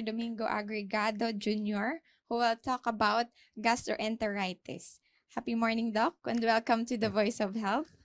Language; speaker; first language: English; non-native, local second language; Hiligaynon